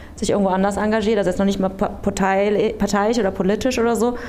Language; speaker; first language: German; early bilingual, other home language; Korean